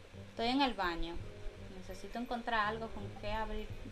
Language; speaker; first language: Spanish; native; Spanish